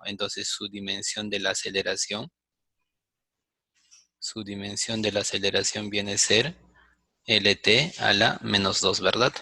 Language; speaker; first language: Spanish; native; Spanish